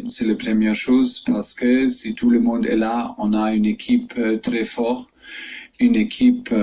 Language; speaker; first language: French; non-native, fluent; German